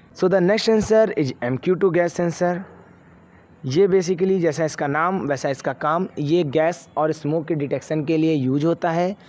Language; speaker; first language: Hindi; native; Hindi